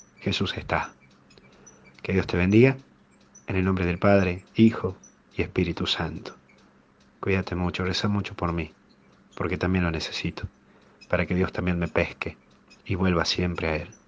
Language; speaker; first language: Spanish; native; Spanish